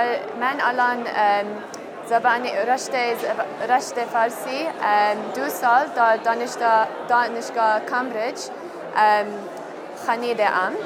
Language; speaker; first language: Persian; non-native, learner; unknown